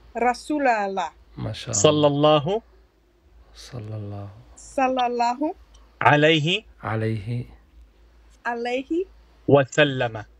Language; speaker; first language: Arabic; native; Arabic